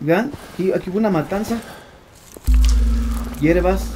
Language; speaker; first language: Spanish; native; Spanish